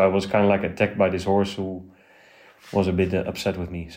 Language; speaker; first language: English; non-native, fluent; Dutch